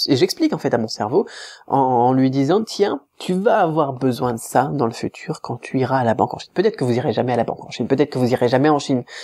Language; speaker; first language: French; native; French